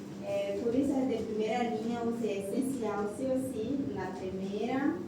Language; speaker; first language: Portuguese; non-native, learner; Spanish